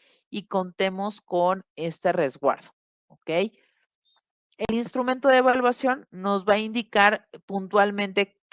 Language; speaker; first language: Spanish; native; Spanish